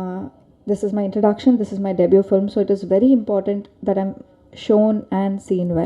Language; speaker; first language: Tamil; non-native, learner; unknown